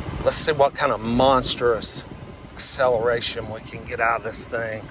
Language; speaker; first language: English; native; English